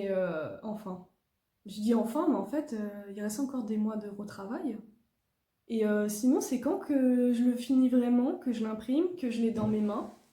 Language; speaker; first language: French; native; French